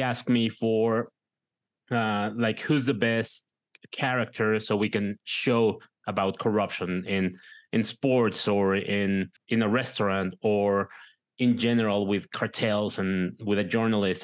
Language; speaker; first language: English; non-native, fluent; Spanish